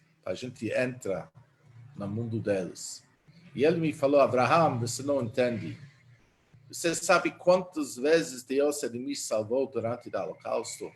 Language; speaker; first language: Portuguese; non-native, fluent; Hebrew